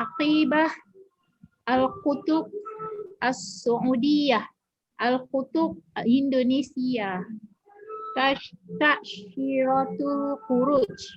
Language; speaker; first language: Arabic; non-native, learner; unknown